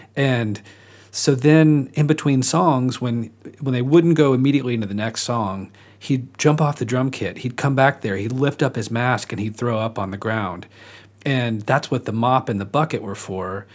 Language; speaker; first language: English; native; English